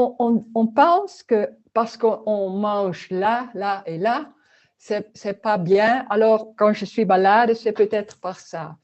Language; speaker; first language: French; non-native, learner; Dutch